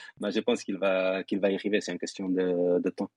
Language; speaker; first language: French; non-native, fluent; Portuguese